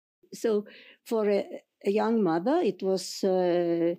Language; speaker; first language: English; non-native, fluent; German